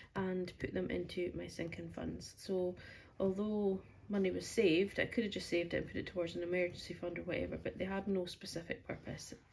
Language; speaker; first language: English; native; English